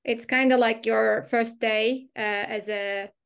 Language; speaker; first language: English; non-native, fluent; Turkish